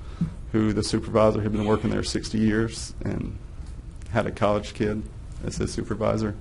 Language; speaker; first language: English; native; English